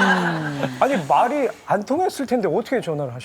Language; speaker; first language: Korean; native; Korean